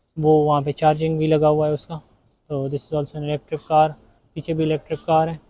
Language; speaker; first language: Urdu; native; Urdu